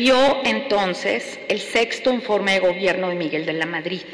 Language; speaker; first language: Spanish; native; Spanish